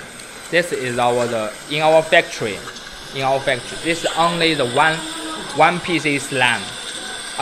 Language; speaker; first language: English; non-native, learner; Chinese